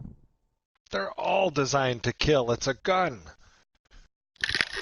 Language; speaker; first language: English; native; English